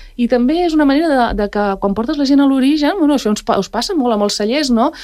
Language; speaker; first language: Catalan; native; Catalan